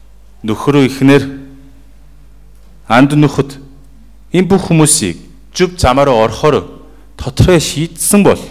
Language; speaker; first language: Mongolian; non-native, fluent; Korean